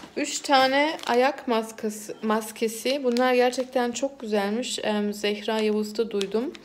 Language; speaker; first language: Turkish; early bilingual, heritage; Turkish